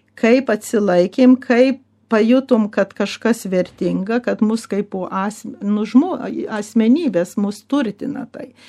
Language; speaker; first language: Lithuanian; early bilingual, heritage; Lithuanian